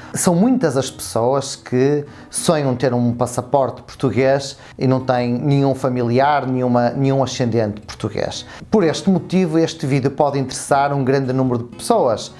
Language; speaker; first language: Portuguese; native; Portuguese